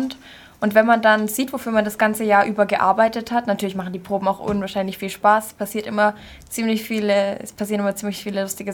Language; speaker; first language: German; native; German